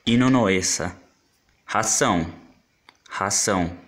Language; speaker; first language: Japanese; non-native, learner; Portuguese